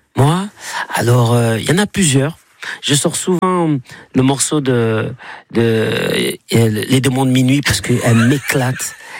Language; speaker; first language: French; native; French